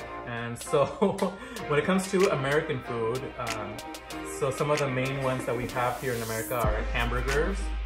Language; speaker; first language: English; early bilingual, other home language; Spanish